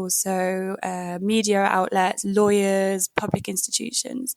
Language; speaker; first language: English; native; English